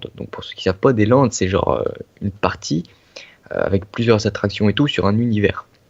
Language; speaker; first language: French; native; French